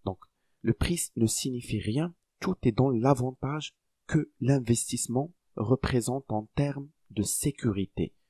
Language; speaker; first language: French; non-native, local second language; Arabic